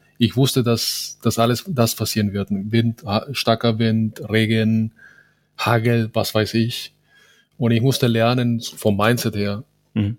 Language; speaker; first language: German; non-native, fluent; Spanish